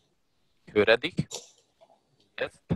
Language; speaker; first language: German; non-native, learner; Hungarian